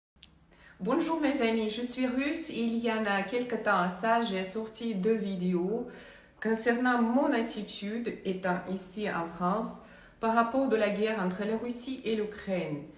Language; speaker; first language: French; non-native, fluent; Russian